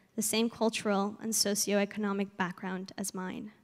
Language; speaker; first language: English; early bilingual, other home language; Spanish